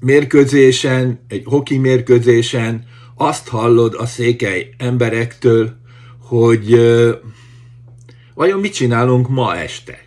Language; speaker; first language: Hungarian; native; Hungarian